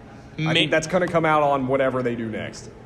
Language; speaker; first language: English; native; English